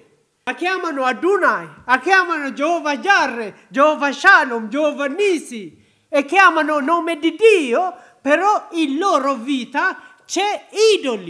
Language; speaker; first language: Italian; non-native, learner; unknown